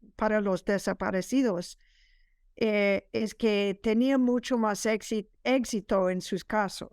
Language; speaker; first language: Spanish; non-native, fluent; English